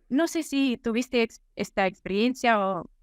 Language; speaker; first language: Spanish; non-native, fluent; English